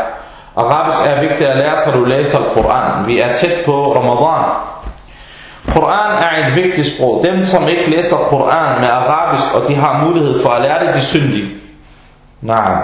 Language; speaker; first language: Danish; early bilingual, other home language; Arabic